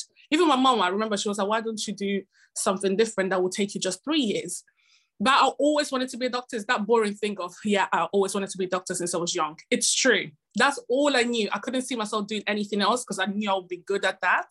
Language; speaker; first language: English; non-native, fluent; Italian